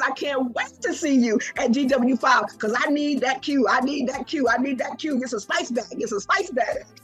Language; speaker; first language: English; native; English